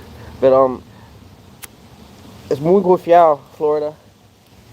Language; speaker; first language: Spanish; early bilingual, heritage; English